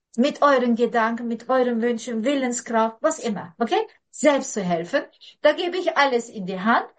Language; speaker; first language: German; non-native, fluent; Turkish